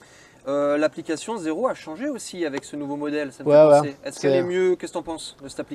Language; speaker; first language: French; native; French